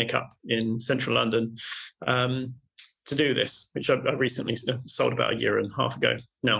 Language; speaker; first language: English; native; English